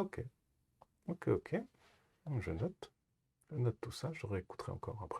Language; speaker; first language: French; native; French